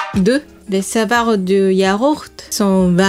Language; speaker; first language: French; non-native, learner; Japanese